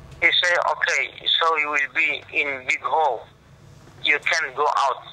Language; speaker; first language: English; non-native, learner; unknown